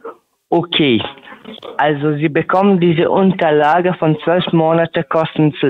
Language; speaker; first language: German; non-native, learner; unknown